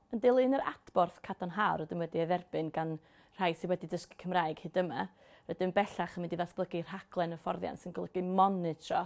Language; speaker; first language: Welsh; native; Welsh